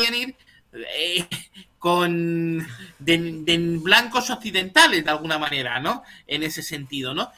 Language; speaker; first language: Spanish; native; Spanish